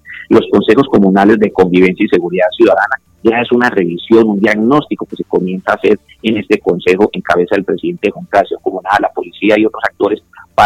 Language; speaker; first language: Spanish; native; Spanish